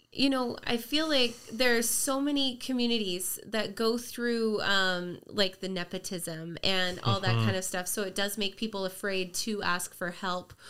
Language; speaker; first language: English; native; English